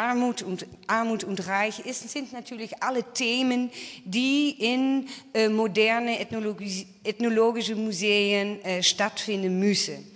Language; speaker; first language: German; non-native, fluent; Dutch